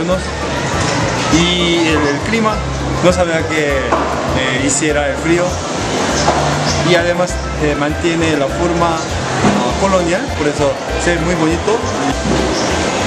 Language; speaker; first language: Spanish; non-native, learner; Korean